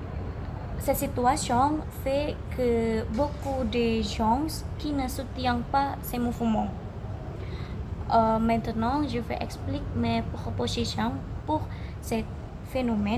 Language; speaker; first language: French; non-native, learner; Indonesian